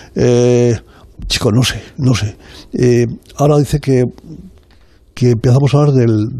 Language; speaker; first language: Spanish; native; Spanish